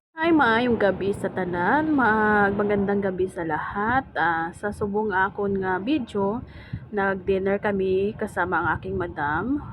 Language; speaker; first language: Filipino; non-native, local second language; Hiligaynon